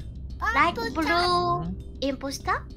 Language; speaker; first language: English; non-native, learner; Japanese